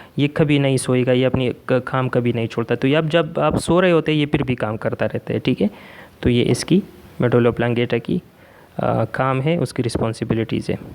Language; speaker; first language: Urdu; non-native, local second language; Pashto